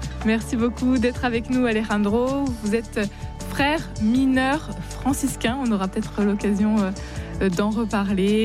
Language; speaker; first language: French; native; French